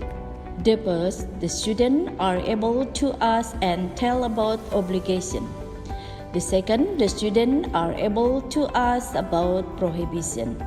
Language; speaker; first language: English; non-native, learner; Indonesian